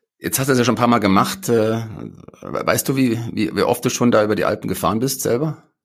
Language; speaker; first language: German; native; German